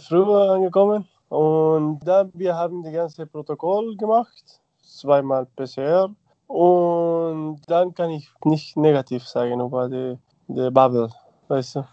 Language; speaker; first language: German; non-native, fluent; Spanish